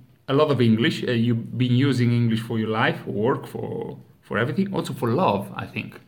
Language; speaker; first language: English; non-native, fluent; Italian